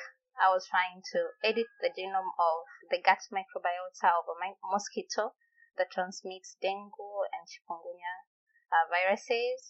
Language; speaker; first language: English; non-native, local second language; Gusii